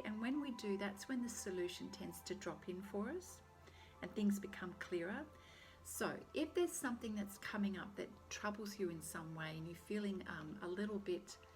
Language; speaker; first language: English; native; English